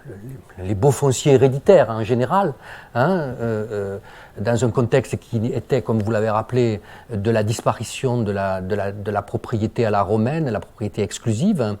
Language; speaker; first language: French; native; French